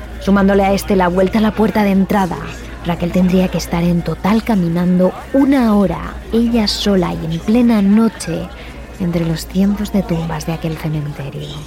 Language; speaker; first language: Spanish; native; Spanish